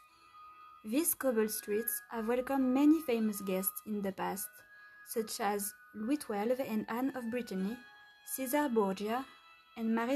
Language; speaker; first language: English; non-native, fluent; French